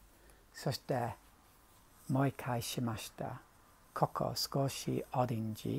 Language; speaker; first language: Japanese; non-native, learner; English